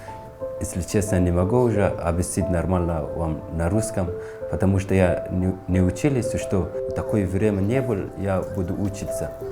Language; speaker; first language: Russian; non-native, learner; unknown